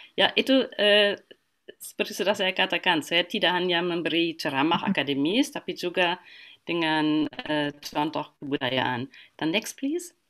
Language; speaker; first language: Indonesian; non-native, fluent; German